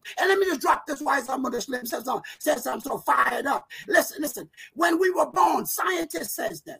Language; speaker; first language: English; native; English